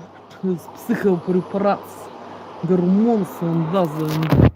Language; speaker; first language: English; non-native, learner; Russian